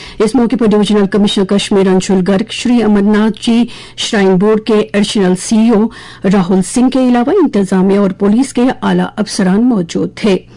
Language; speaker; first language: Urdu; non-native, local second language; Kashmiri